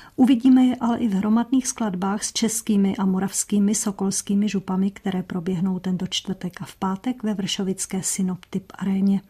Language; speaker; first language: Czech; native; Czech